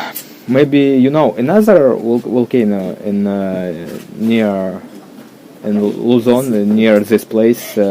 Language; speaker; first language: English; non-native, learner; Russian